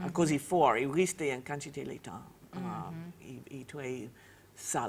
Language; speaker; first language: Haitian Creole; non-native, fluent; English